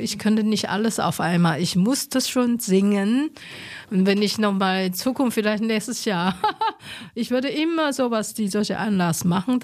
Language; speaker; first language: German; non-native, learner; Chinese